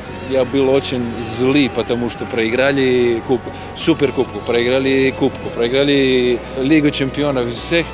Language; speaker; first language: Russian; non-native, learner; Serbian